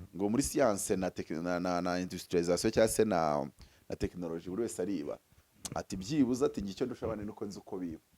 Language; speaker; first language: Kinyarwanda; early bilingual, heritage; Kinyarwanda